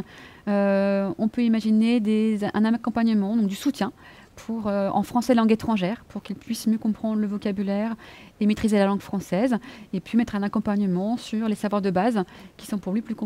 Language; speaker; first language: French; native; French